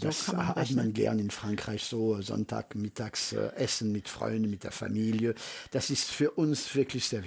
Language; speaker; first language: German; early bilingual, heritage; French